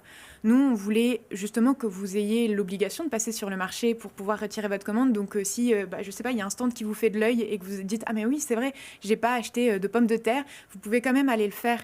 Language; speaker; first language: French; native; French